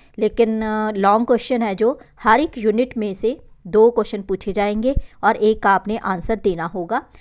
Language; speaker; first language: Hindi; non-native, local second language; Punjabi